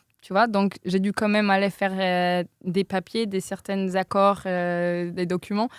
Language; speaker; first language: French; non-native, fluent; Polish